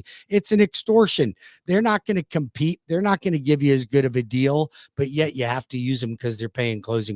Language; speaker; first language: English; native; English